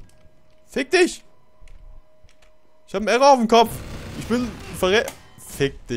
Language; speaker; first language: German; native; German